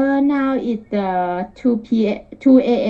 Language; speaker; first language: English; non-native, learner; Thai